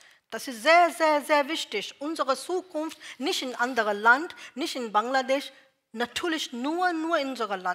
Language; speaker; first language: German; non-native, learner; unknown